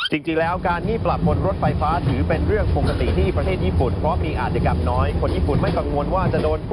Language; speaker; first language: Thai; non-native, fluent; English